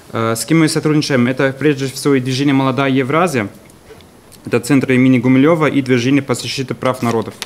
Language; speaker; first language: Russian; non-native, fluent; German